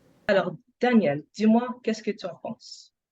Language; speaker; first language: French; non-native, fluent; English